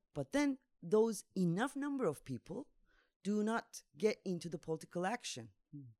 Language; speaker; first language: English; non-native, fluent; Turkish